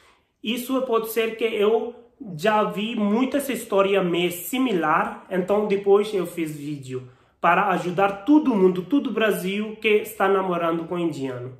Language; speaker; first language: Portuguese; non-native, learner; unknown